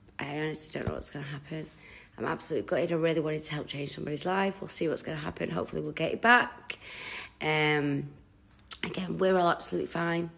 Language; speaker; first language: English; native; English